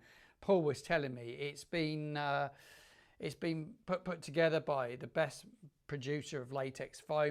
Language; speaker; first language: English; native; English